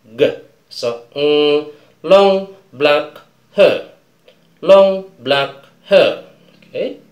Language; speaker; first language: English; non-native, fluent; Indonesian